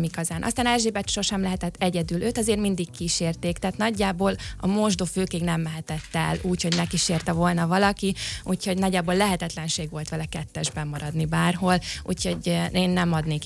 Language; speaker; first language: Hungarian; native; Hungarian